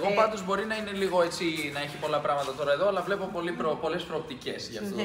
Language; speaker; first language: Greek; native; Greek